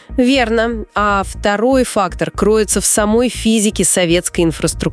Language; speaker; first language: Russian; native; Russian